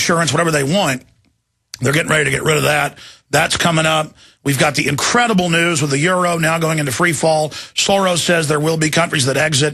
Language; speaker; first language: English; native; English